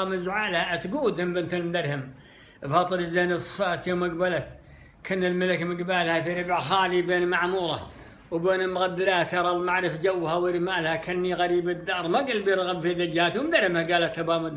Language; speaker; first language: Arabic; native; Arabic